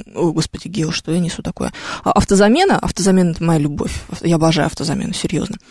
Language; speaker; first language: Russian; native; Russian